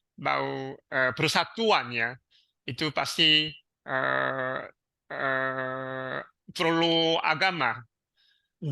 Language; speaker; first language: Indonesian; non-native, learner; Korean